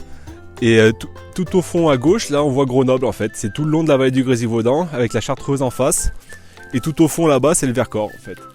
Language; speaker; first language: French; native; French